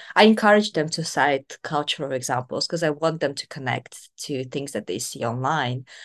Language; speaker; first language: English; non-native, fluent; Kazakh